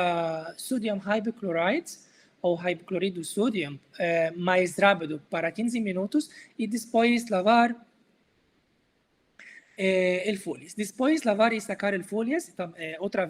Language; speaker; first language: Portuguese; non-native, learner; Arabic